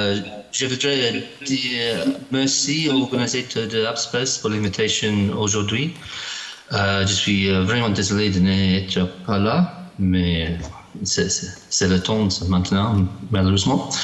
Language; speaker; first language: French; non-native, learner; English